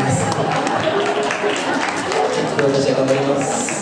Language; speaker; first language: Japanese; non-native, learner; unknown